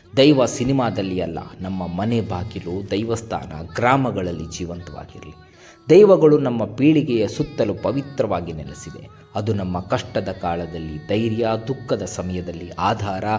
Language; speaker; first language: Kannada; non-native, local second language; Tulu